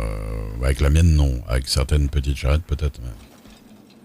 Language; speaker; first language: French; native; French